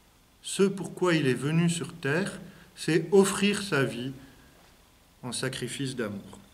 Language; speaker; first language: French; native; French